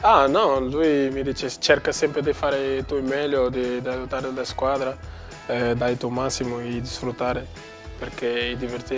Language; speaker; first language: Italian; non-native, learner; Portuguese